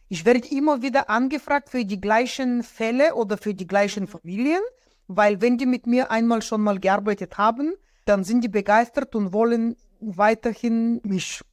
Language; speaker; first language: German; non-native, fluent; Bulgarian